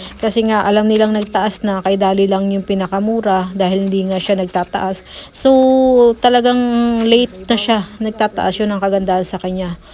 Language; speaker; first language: Filipino; native; Filipino